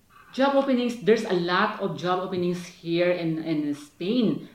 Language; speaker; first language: English; non-native, local second language; Hiligaynon